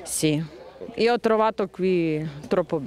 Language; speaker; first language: Italian; non-native, learner; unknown